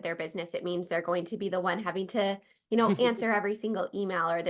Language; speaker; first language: English; native; English